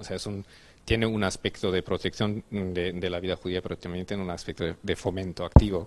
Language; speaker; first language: Spanish; non-native, fluent; German